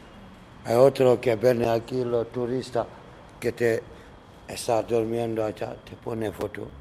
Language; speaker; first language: Spanish; non-native, learner; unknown